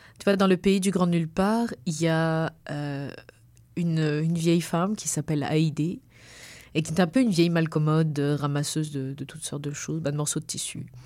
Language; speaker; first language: French; native; French